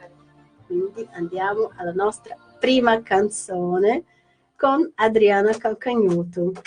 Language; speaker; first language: Italian; non-native, fluent; Portuguese